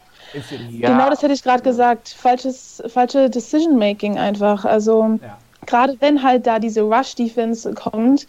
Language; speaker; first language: German; native; German